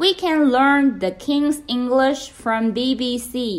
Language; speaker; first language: English; non-native, fluent; Chinese